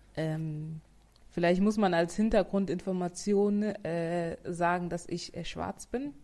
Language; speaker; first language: German; native; German